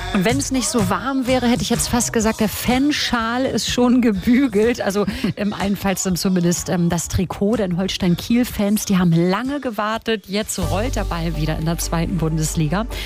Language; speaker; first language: German; native; German